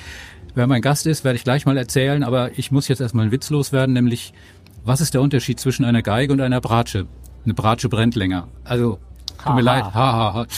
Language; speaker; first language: German; native; German